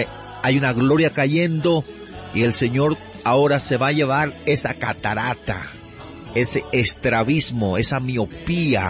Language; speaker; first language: Spanish; native; Spanish